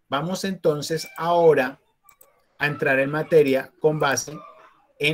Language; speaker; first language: Spanish; native; Spanish